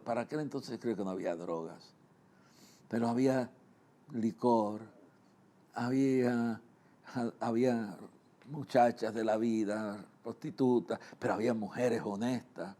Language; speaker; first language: Spanish; native; Spanish